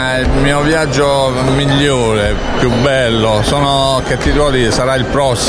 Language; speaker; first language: Italian; native; Italian